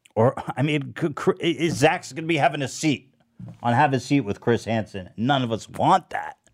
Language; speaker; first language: English; native; English